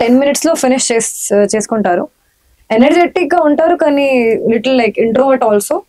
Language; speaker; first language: Telugu; non-native, learner; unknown